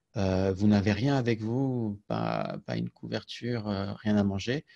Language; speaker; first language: French; native; French